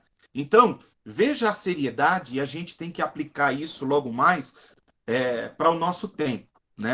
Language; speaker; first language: Portuguese; native; Portuguese